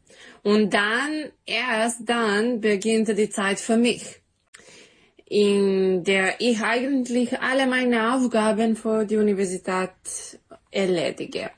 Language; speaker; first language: German; non-native, learner; Serbian